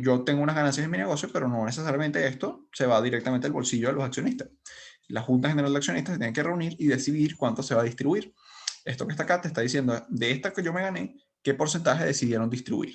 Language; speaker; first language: Spanish; native; Spanish